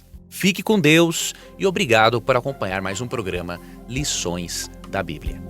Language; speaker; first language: Portuguese; native; Portuguese